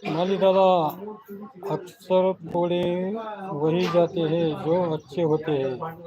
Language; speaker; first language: Hindi; non-native, local second language; Marathi